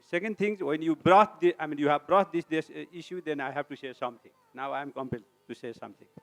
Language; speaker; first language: English; non-native, local second language; Nepali